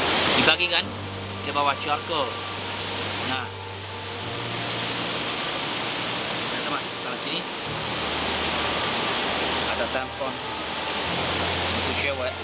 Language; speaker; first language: Indonesian; non-native, learner; English